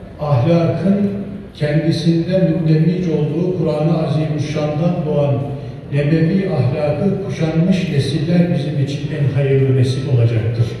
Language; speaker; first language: Turkish; native; Turkish